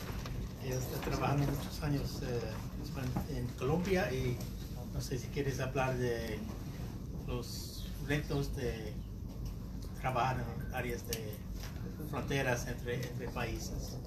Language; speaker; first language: Spanish; non-native, fluent; English